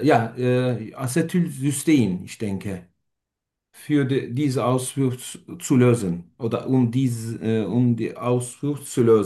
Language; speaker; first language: German; non-native, fluent; Turkish